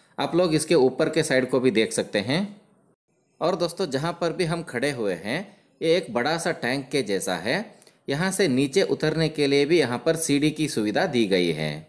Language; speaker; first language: Hindi; non-native, local second language; Kannada